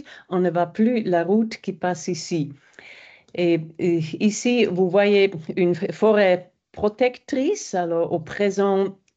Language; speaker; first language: French; non-native, fluent; German